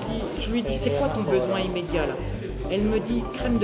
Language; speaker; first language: French; native; French